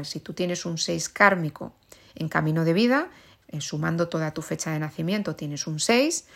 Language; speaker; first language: Spanish; native; Spanish